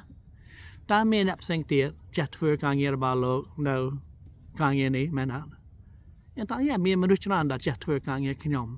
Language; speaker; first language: Khmer; non-native, fluent; English